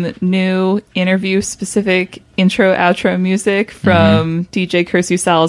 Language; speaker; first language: English; native; English